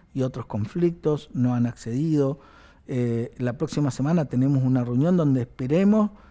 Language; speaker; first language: Spanish; native; Spanish